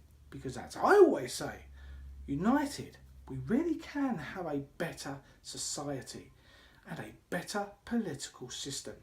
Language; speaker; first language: English; native; English